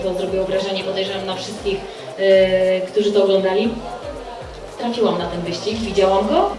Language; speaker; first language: Polish; native; Polish